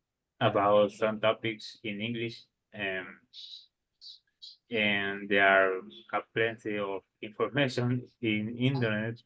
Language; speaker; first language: English; non-native, learner; Spanish